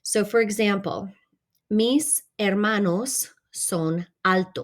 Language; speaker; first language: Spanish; non-native, fluent; English